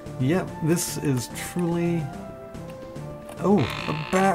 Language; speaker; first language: English; native; English